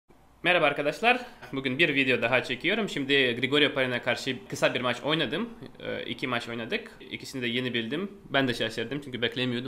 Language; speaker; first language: Turkish; non-native, fluent; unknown